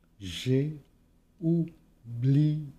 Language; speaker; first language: French; non-native, fluent; Vietnamese